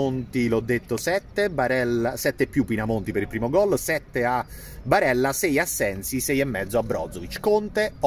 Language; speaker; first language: Italian; native; Italian